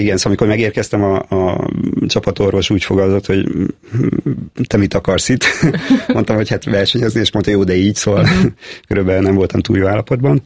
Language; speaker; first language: Hungarian; native; Hungarian